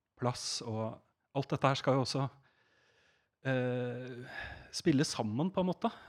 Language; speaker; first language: Norwegian; native; Norwegian